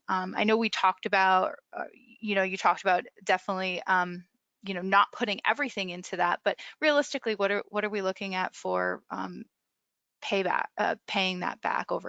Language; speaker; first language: English; native; English